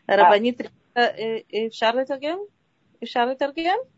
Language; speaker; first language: Hebrew; non-native, fluent; Russian